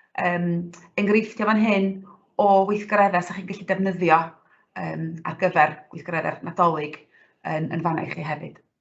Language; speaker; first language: Welsh; native; Welsh